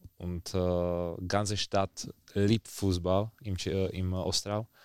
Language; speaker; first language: German; non-native, learner; Czech